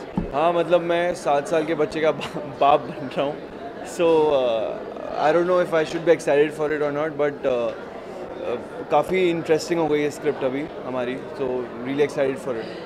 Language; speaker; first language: Hindi; native; Hindi